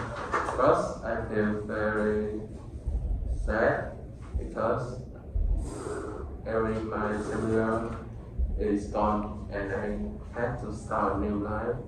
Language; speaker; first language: English; non-native, learner; Vietnamese